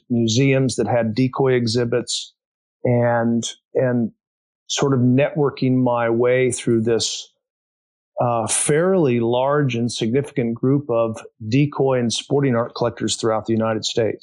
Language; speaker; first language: English; native; English